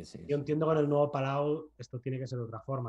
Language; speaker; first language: Spanish; native; Spanish